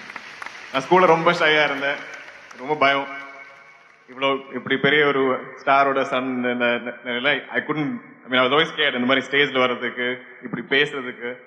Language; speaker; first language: Tamil; non-native, local second language; Malayalam